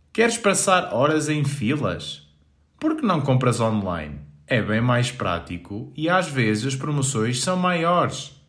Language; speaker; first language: Portuguese; native; Portuguese